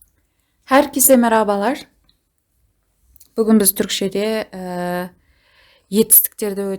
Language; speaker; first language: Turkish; non-native, fluent; Kazakh